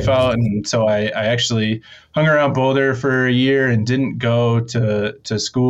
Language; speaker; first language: English; native; English